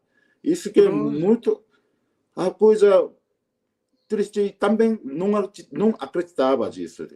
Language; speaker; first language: Portuguese; non-native, learner; Korean